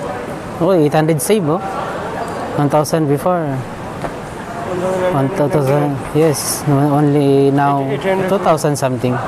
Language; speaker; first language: English; non-native, learner; Filipino